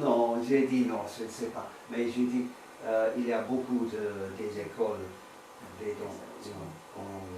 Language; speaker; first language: French; non-native, learner; English